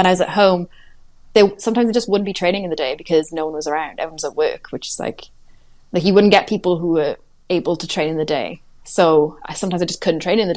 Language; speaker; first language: English; native; English